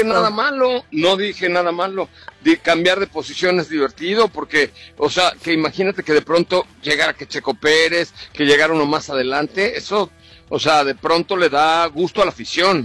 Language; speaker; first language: Spanish; native; Spanish